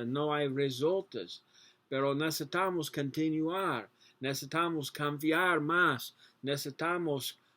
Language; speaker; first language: Spanish; non-native, learner; English